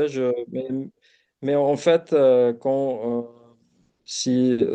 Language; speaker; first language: French; non-native, local second language; Arabic